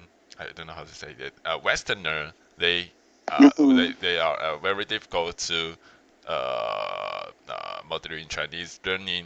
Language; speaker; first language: English; non-native, learner; Chinese